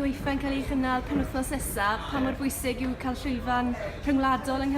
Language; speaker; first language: Welsh; native; Welsh